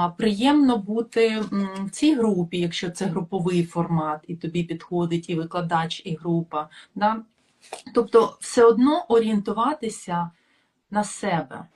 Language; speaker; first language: Ukrainian; non-native, local second language; Russian